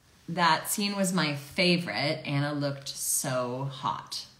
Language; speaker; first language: English; native; English